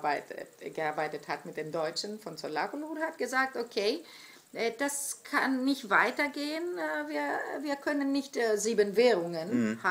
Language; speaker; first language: German; non-native, fluent; Greek